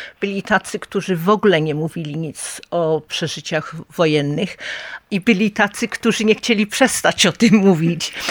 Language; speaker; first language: Polish; early bilingual, heritage; Polish